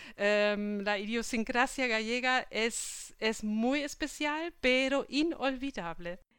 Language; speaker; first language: Spanish; non-native, fluent; German